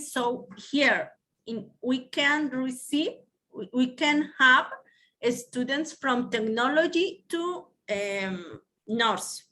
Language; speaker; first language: English; non-native, learner; Spanish